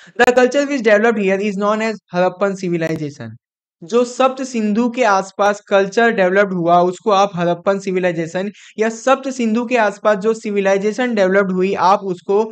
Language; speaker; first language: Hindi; non-native, local second language; Gujarati